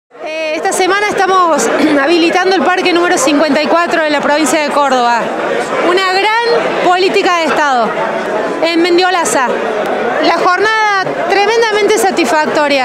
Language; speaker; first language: Spanish; native; Spanish